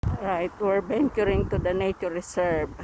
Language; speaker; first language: English; non-native, local second language; Filipino